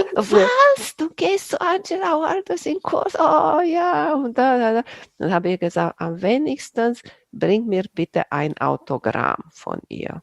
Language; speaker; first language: German; non-native, fluent; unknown